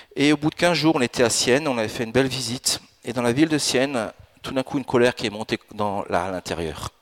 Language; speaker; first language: French; early bilingual, other home language; Italian